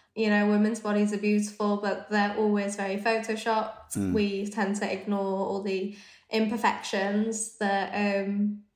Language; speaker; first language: English; native; English